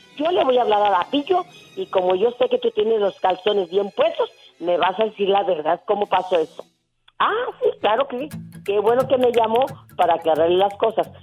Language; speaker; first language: Spanish; native; Spanish